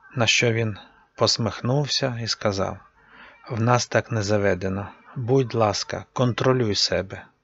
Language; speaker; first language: Ukrainian; native; Ukrainian